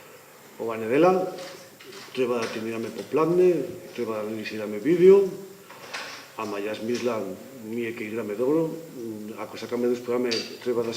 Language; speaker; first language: Macedonian; non-native, learner; Spanish